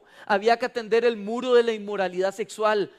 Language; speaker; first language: Spanish; native; Spanish